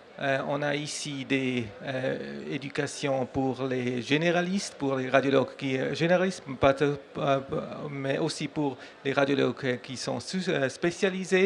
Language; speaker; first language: French; non-native, learner; German